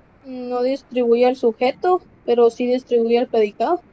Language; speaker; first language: Spanish; native; Spanish